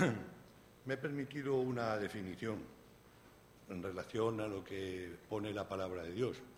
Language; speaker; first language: Spanish; native; Spanish